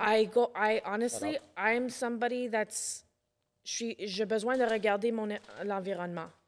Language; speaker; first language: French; non-native, local second language; English